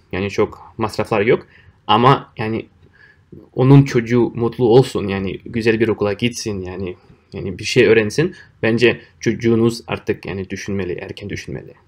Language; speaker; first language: Turkish; non-native, fluent; Russian